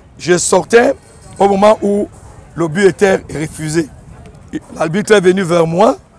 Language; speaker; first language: French; native; French